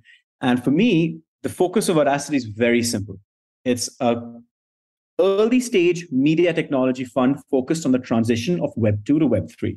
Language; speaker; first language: English; non-native, local second language; Hindi